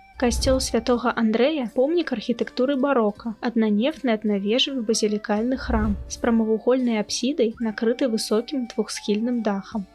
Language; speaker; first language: Belarusian; native; Belarusian